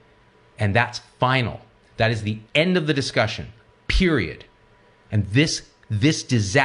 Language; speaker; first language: English; native; English